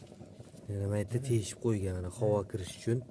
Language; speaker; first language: Uzbek; native; Uzbek